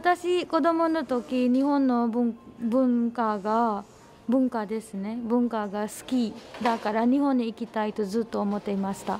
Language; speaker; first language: Japanese; non-native, learner; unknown